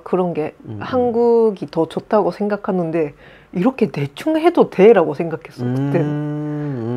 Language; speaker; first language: Korean; non-native, fluent; Japanese